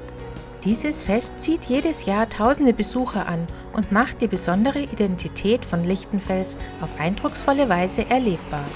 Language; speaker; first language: German; native; German